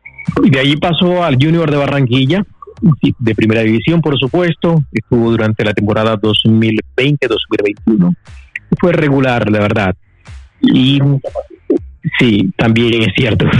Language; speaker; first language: Spanish; native; Spanish